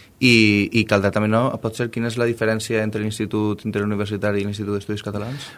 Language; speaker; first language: Catalan; native; Catalan